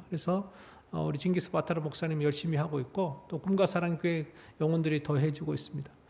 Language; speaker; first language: Korean; native; Korean